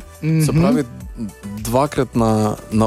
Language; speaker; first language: Slovenian; native; Slovenian